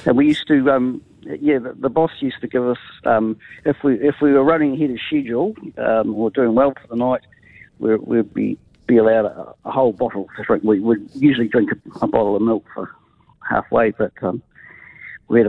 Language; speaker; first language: English; native; English